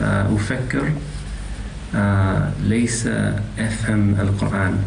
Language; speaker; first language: Arabic; non-native, learner; Malay